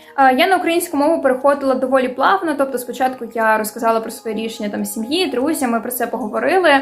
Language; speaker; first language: Ukrainian; non-native, local second language; Russian